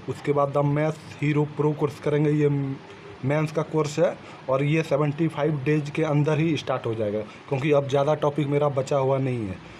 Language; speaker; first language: Hindi; native; Hindi